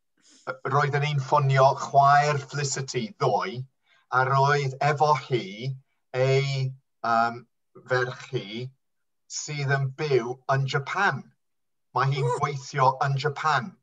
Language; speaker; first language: Welsh; non-native, fluent; English